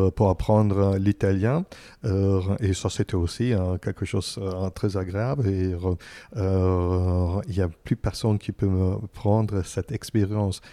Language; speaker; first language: French; non-native, fluent; German